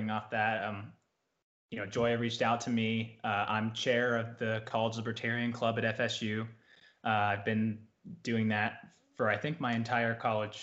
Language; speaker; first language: English; native; English